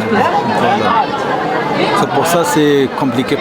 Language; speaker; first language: French; non-native, learner; Kurdish